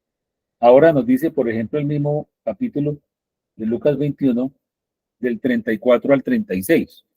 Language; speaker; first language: Spanish; native; Spanish